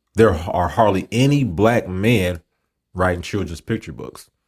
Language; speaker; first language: English; native; English